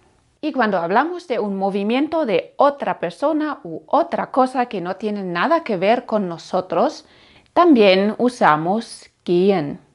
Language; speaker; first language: Spanish; non-native, fluent; German